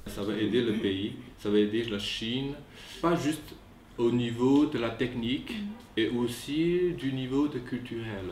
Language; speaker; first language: French; non-native, fluent; Chinese